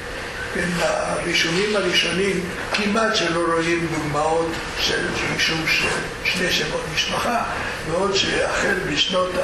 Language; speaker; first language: Hebrew; non-native, fluent; Spanish